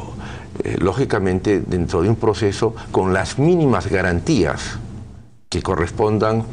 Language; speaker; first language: Spanish; native; Spanish